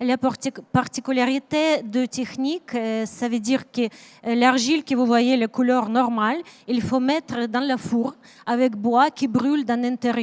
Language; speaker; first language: French; non-native, learner; Ukrainian